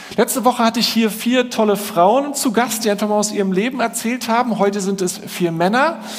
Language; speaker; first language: German; native; German